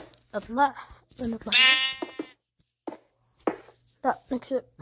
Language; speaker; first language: Arabic; native; Arabic